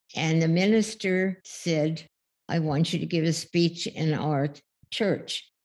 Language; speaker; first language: English; early bilingual, other home language; German